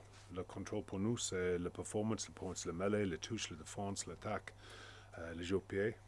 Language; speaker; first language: French; non-native, learner; English